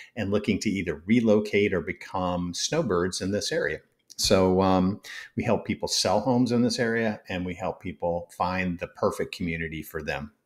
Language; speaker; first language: English; native; English